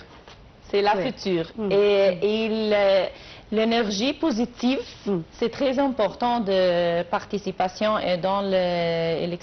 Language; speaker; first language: French; non-native, learner; Arabic